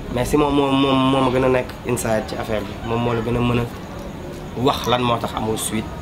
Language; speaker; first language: French; non-native, local second language; Wolof